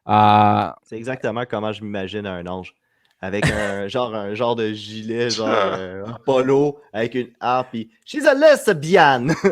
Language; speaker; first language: French; native; French